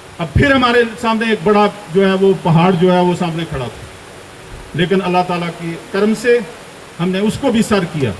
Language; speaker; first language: Urdu; non-native, local second language; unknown